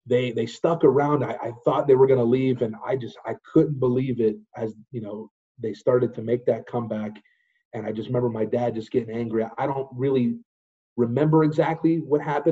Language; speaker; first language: English; native; English